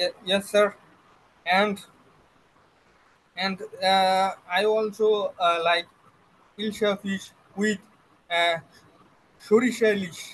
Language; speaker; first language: English; non-native, learner; Bangla